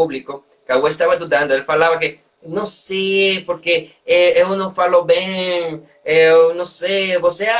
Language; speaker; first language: Portuguese; non-native, learner; Spanish